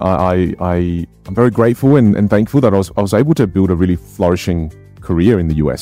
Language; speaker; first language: English; native; English